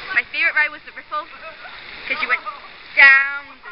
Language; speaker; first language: English; native; English